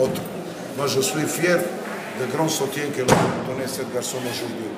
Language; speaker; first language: French; non-native, learner; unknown